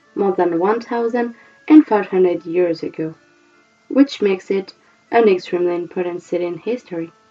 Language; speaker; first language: English; non-native, fluent; French